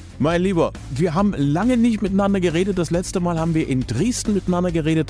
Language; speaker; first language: German; non-native, learner; Dutch